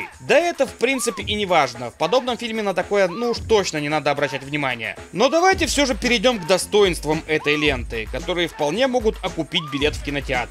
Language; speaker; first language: Russian; native; Russian